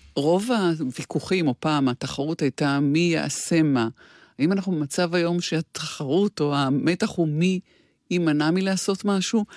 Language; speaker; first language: Hebrew; native; Hebrew